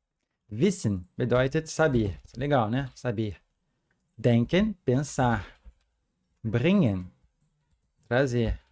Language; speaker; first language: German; non-native, fluent; Portuguese